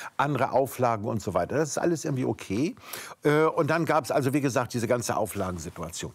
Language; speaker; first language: German; native; German